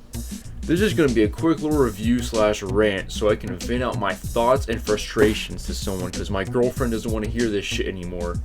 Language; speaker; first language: English; native; English